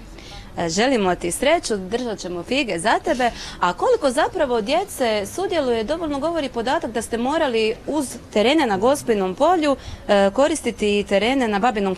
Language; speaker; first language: Croatian; native; Croatian